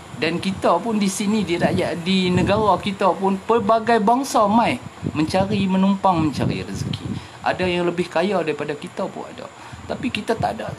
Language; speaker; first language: Malay; native; Malay